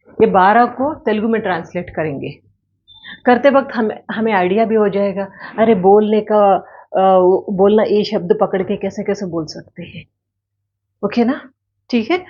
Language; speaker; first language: Hindi; native; Hindi